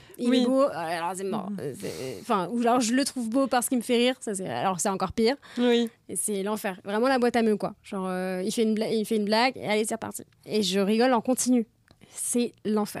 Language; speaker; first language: French; native; French